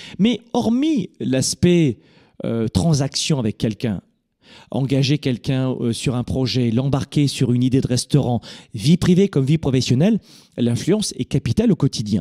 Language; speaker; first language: French; native; French